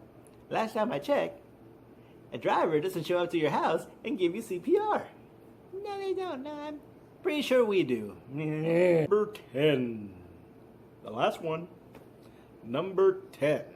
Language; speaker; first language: English; native; English